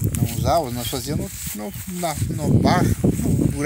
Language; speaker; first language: Portuguese; native; Portuguese